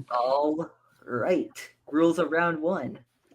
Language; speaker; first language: English; native; English